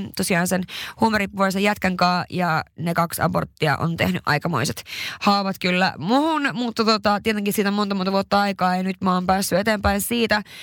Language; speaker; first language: Finnish; early bilingual, heritage; Swedish